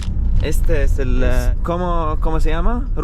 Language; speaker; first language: Spanish; non-native, learner; Arabic